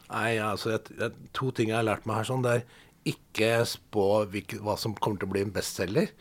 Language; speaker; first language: Norwegian; native; Norwegian